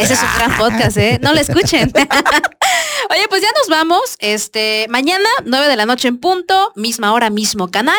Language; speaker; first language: Spanish; native; Spanish